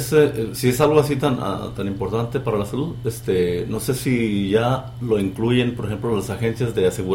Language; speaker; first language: Spanish; native; Spanish